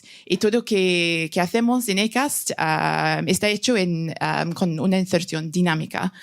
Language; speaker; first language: Spanish; non-native, fluent; English